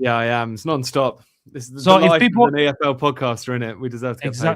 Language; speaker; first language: English; native; English